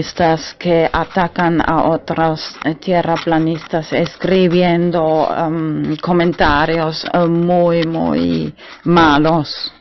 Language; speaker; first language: Spanish; non-native, learner; German